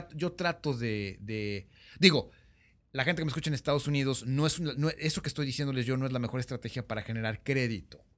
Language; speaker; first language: Spanish; native; Spanish